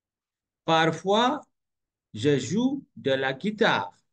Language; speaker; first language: French; non-native, fluent; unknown